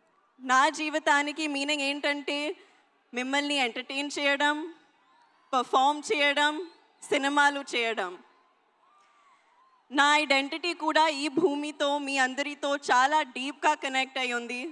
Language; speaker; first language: Telugu; non-native, learner; Hindi